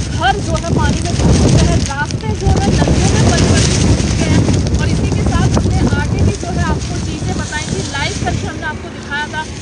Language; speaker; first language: Hindi; non-native, local second language; Gujarati